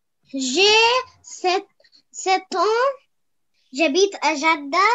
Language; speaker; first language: French; non-native, learner; Arabic